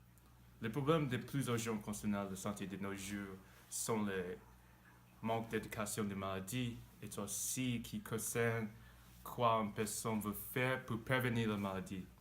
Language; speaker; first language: French; non-native, learner; English